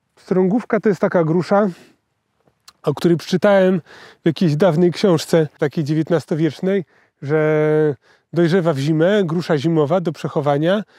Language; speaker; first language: Polish; native; Polish